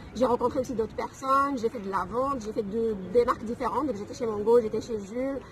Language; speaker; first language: French; non-native, local second language; Kabyle